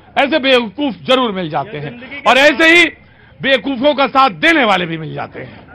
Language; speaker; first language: Hindi; native; Hindi